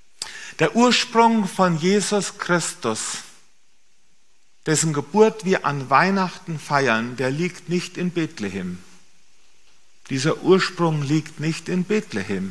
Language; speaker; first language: German; native; German